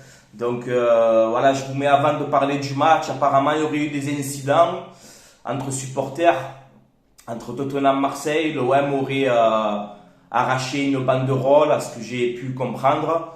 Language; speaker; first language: French; native; French